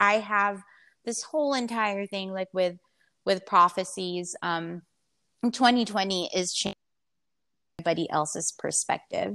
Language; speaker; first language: English; non-native, local second language; Filipino